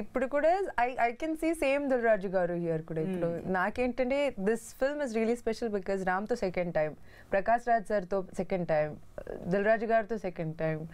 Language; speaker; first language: Telugu; non-native, fluent; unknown